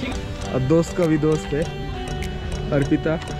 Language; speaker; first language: Hindi; non-native, local second language; Bangla